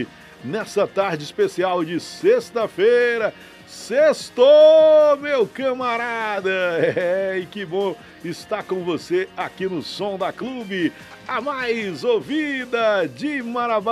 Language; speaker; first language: Portuguese; native; Portuguese